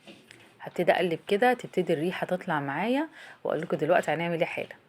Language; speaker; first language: Arabic; native; Arabic